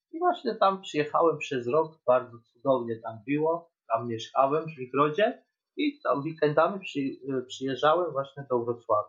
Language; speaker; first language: Polish; non-native, fluent; Georgian